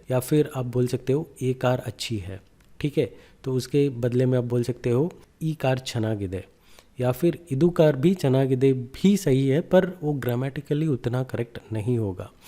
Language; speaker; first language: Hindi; non-native, local second language; Kannada